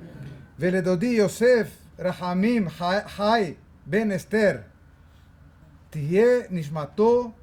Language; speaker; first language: Hebrew; non-native, fluent; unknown